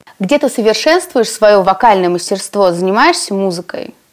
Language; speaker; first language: Russian; native; Russian